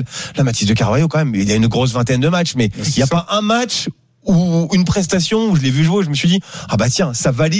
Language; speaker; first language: French; native; French